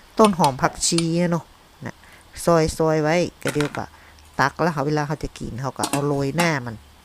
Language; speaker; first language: Thai; native; Thai